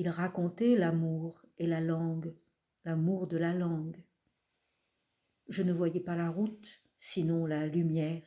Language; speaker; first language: French; native; French